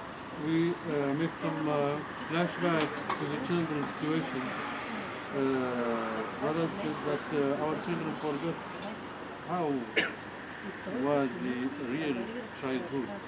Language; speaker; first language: English; non-native, learner; Arabic